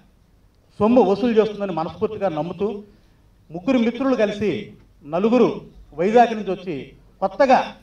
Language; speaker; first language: Telugu; native; Telugu